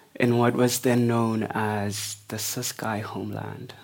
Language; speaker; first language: English; non-native, local second language; Xhosa